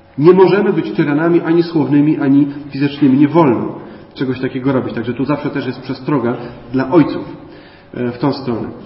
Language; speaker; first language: Polish; native; Polish